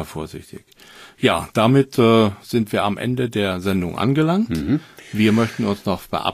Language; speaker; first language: German; native; German